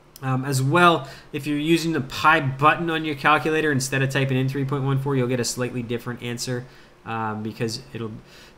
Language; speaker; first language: English; native; English